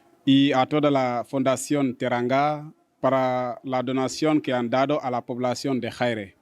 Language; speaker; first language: Spanish; non-native, learner; Wolof